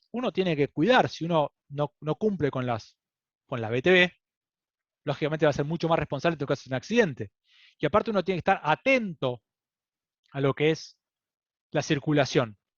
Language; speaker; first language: Spanish; native; Spanish